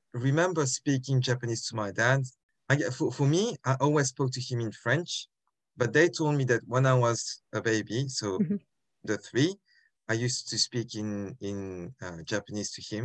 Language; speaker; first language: English; non-native, fluent; French